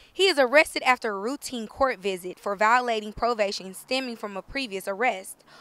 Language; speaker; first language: English; native; English